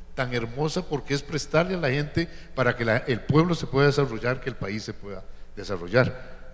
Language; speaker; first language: Spanish; native; Spanish